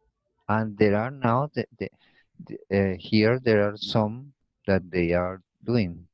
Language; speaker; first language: English; non-native, learner; Spanish